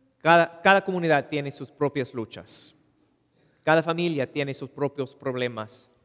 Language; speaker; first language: Spanish; non-native, fluent; English